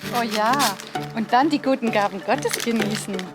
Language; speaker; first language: German; native; German